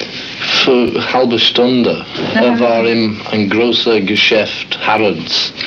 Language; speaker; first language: German; non-native, learner; English